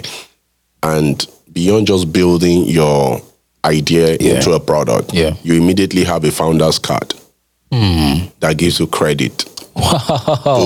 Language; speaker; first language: English; non-native, local second language; Yoruba